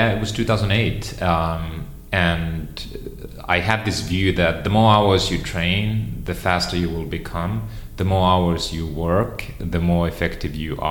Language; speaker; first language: English; non-native, fluent; Finnish